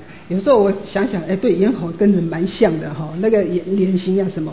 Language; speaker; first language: Chinese; native; Chinese